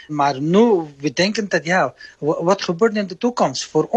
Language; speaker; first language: Dutch; non-native, learner; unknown